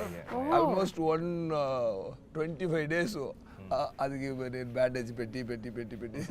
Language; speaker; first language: Telugu; non-native, learner; Tamil